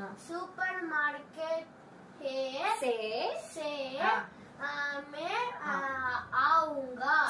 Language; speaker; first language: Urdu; non-native, local second language; Tamil